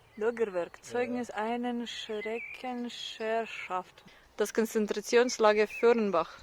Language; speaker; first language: German; non-native, learner; Ukrainian